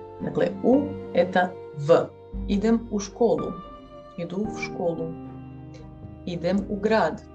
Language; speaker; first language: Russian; non-native, fluent; Serbian